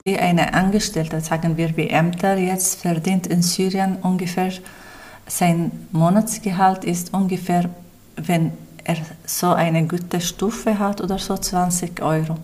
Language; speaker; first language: German; non-native, fluent; Arabic